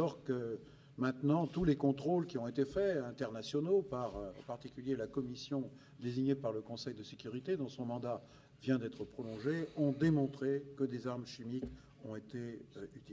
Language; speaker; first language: French; native; French